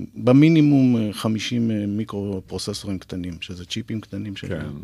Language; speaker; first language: Hebrew; native; Hebrew